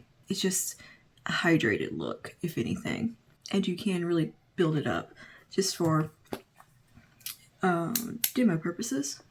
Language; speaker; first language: English; native; English